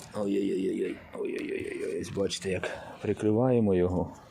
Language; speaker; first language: Ukrainian; non-native, fluent; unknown